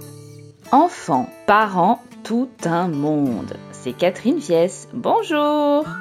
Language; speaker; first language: French; native; French